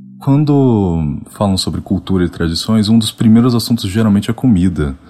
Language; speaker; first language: Portuguese; native; Portuguese